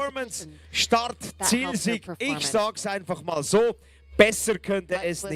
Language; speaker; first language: German; native; German